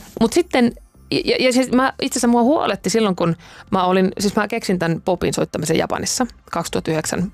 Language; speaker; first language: Finnish; native; Finnish